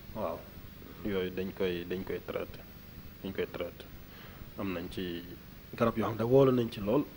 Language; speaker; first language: Wolof; non-native, local second language; Fula